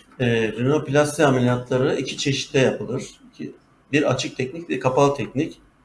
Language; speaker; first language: Turkish; native; Turkish